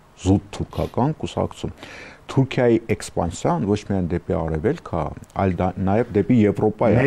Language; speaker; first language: Armenian; native; Armenian